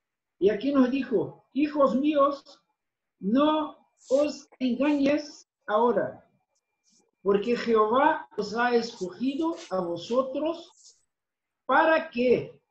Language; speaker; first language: Spanish; non-native, fluent; Portuguese